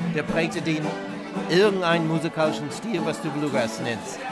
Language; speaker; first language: German; non-native, fluent; English